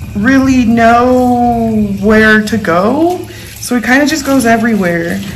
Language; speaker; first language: English; early bilingual, other home language; Spanish